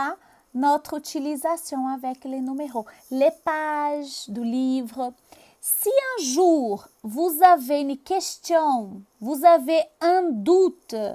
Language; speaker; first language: French; non-native, fluent; Portuguese